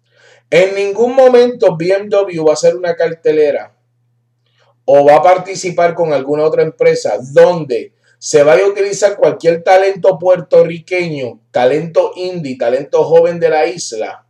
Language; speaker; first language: Spanish; native; Spanish